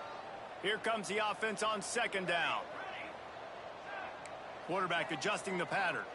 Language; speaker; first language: English; native; English